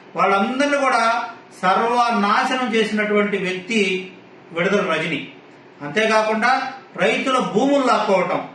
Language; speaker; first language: Telugu; native; Telugu